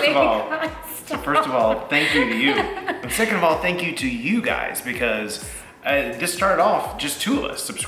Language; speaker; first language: English; native; English